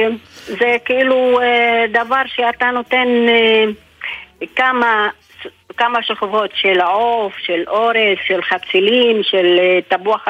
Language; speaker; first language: Hebrew; non-native, local second language; Arabic